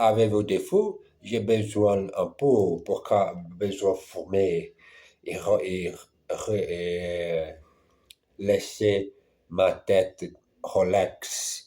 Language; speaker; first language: French; non-native, learner; Portuguese